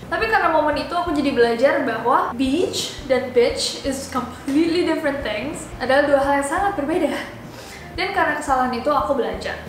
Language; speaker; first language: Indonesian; native; Indonesian